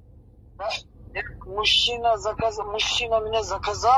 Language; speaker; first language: Russian; non-native, learner; Tajik